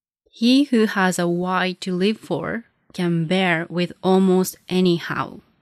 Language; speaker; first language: English; non-native, fluent; Japanese